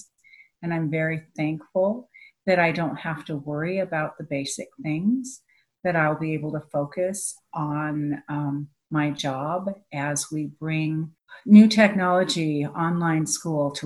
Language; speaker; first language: English; native; English